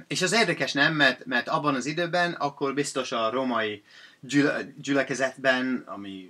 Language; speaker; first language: Hungarian; non-native, fluent; English